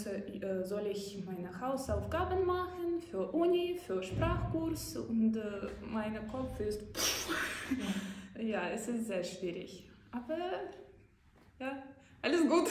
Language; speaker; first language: German; non-native, learner; Ukrainian